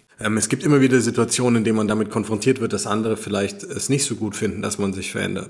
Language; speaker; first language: German; native; German